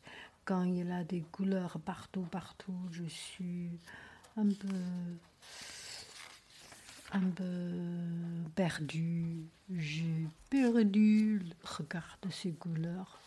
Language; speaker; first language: French; non-native, learner; Chinese